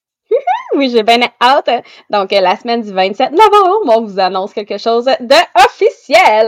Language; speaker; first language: French; native; French